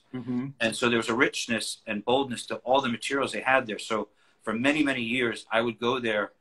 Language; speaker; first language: English; native; English